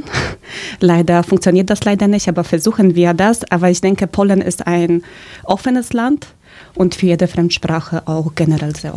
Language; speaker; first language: German; early bilingual, other home language; Polish